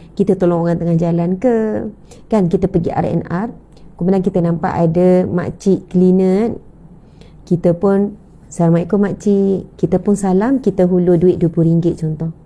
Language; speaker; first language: Malay; native; Malay